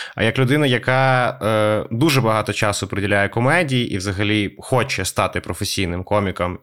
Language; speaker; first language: Ukrainian; native; Ukrainian